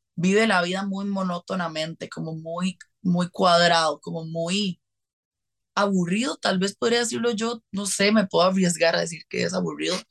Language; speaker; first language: Spanish; native; Spanish